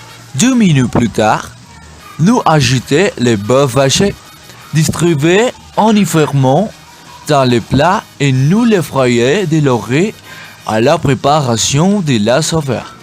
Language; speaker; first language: French; non-native, learner; Spanish